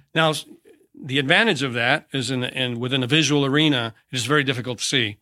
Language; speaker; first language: English; native; English